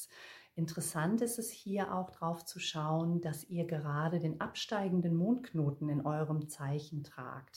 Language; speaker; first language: German; native; German